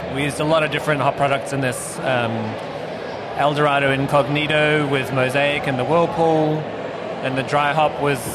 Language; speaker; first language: English; native; English